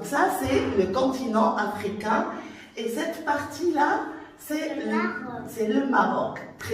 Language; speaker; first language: French; non-native, local second language; Arabic